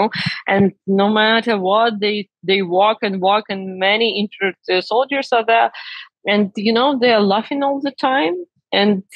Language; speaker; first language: English; non-native, learner; Ukrainian